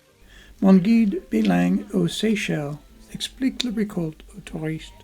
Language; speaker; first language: French; non-native, fluent; English